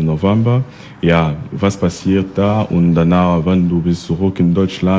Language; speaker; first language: German; non-native, learner; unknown